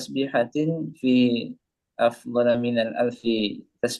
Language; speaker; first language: Arabic; non-native, learner; Indonesian